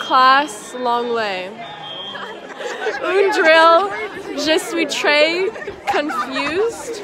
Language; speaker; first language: French; non-native, learner; English